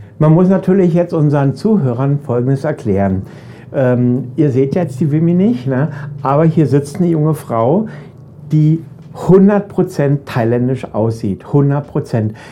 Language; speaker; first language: German; native; German